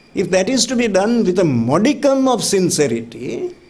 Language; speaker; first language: English; non-native, local second language; Sinhala